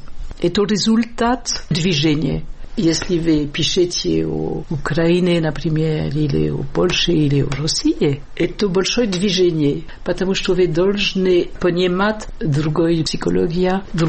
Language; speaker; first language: Russian; non-native, fluent; French